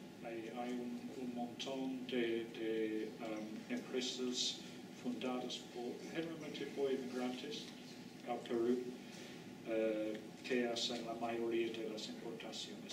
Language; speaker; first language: Spanish; non-native, fluent; English